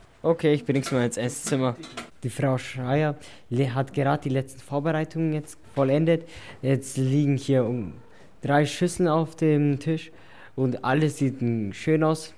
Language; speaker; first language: German; native; German